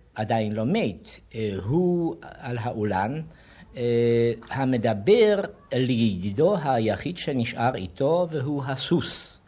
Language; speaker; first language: Hebrew; non-native, fluent; Polish